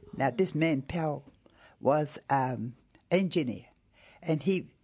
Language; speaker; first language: English; native; English